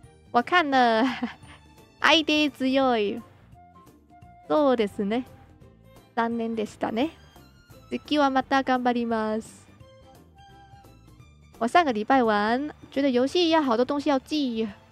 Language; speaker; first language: Japanese; non-native, learner; Cantonese